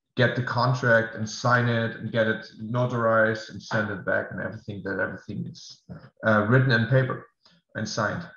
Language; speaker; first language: English; non-native, fluent; German